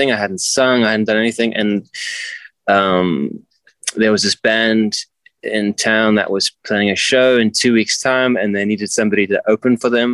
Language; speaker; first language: English; native; English